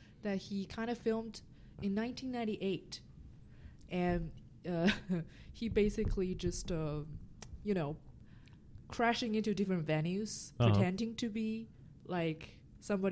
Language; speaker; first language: English; non-native, fluent; Chinese